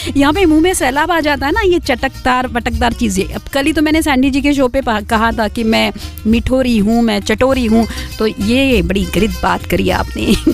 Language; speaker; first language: Hindi; non-native, local second language; Marathi